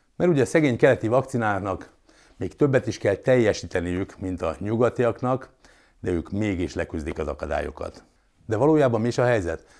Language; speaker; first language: Hungarian; native; Hungarian